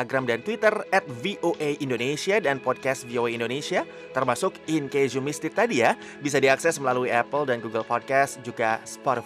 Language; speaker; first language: Indonesian; native; Indonesian